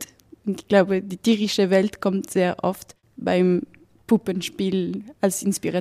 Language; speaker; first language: German; non-native, fluent; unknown